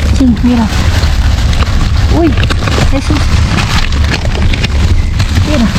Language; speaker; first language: Spanish; non-native, learner; Filipino